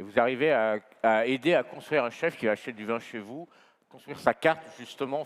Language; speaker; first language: French; native; French